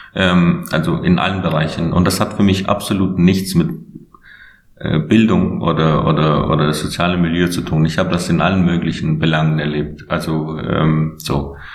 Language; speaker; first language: German; non-native, fluent; Albanian